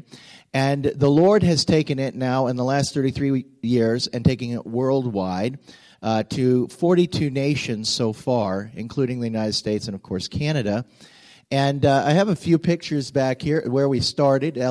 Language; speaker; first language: English; native; English